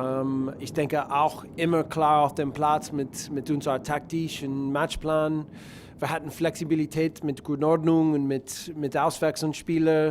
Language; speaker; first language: German; non-native, learner; English